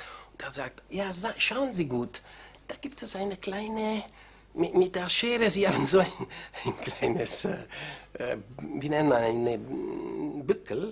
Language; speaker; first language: German; non-native, fluent; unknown